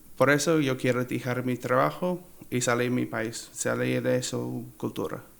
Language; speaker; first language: Spanish; non-native, learner; English